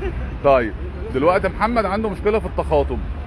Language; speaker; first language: Arabic; native; Arabic